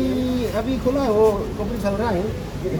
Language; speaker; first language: Hindi; non-native, local second language; Khasi